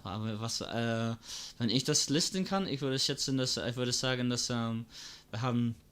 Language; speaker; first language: German; non-native, fluent; English